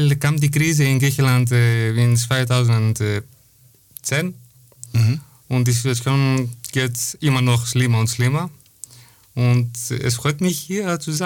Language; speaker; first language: German; non-native, learner; Greek